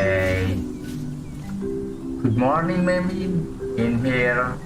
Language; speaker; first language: English; non-native, learner; Indonesian